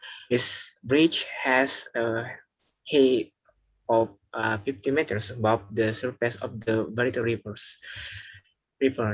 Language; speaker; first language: English; non-native, learner; Indonesian